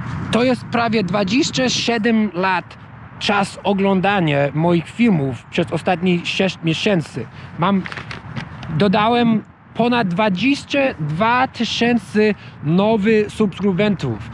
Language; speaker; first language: Polish; non-native, learner; English